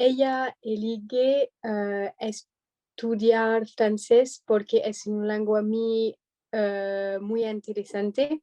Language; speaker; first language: Spanish; non-native, learner; French